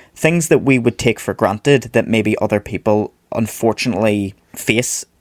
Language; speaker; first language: English; native; English